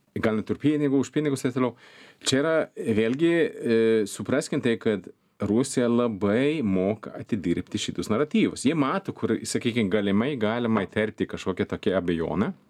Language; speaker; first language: Lithuanian; non-native, fluent; Swedish